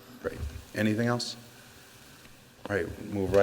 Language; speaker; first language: English; native; English